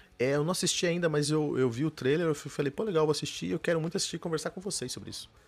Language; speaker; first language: Portuguese; early bilingual, heritage; Portuguese